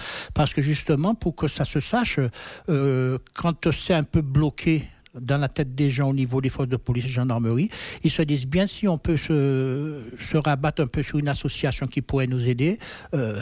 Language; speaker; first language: French; native; French